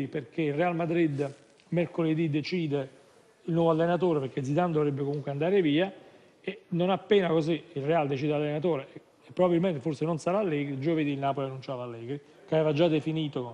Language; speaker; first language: Italian; native; Italian